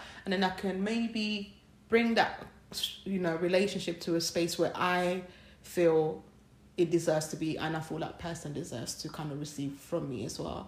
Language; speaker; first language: English; non-native, local second language; Ganda